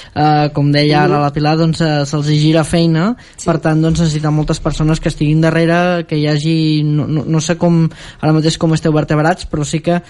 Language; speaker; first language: Catalan; native; Catalan